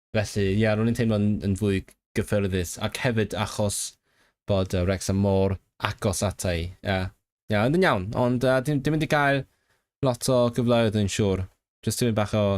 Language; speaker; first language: Welsh; non-native, fluent; Cantonese